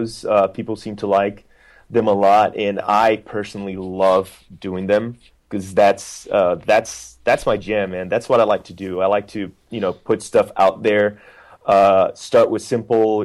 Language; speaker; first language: English; non-native, fluent; Portuguese